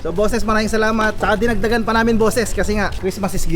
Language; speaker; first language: Filipino; native; Filipino